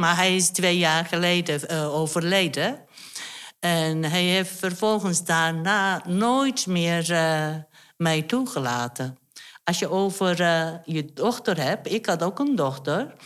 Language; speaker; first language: Dutch; non-native, fluent; Turkish